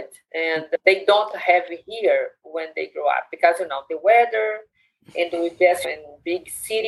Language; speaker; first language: English; non-native, learner; Portuguese